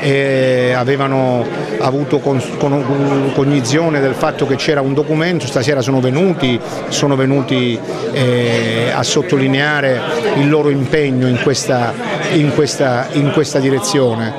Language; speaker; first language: Italian; native; Italian